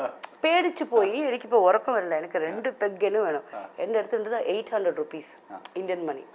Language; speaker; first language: Malayalam; non-native, local second language; Tamil